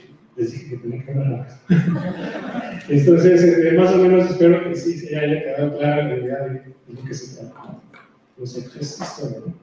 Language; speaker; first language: Spanish; native; Spanish